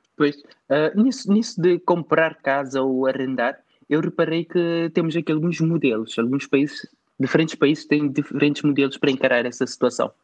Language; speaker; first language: Portuguese; native; Portuguese